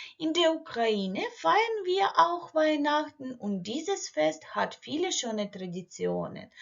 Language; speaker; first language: German; non-native, fluent; Ukrainian